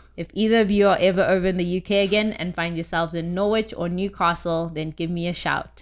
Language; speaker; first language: English; native; English